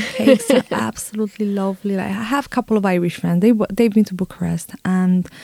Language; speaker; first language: English; non-native, fluent; Romanian